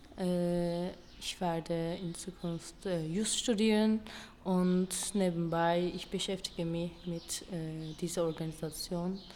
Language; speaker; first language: German; non-native, fluent; Turkish